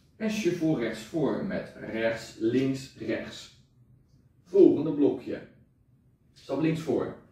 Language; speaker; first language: Dutch; native; Dutch